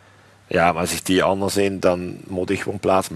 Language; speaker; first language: Dutch; native; Dutch